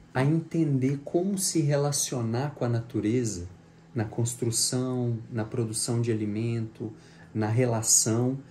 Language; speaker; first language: Portuguese; native; Portuguese